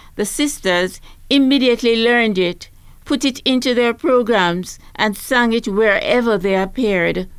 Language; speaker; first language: English; native; English